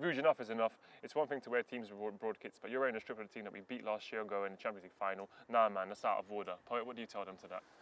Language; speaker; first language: English; early bilingual, other home language; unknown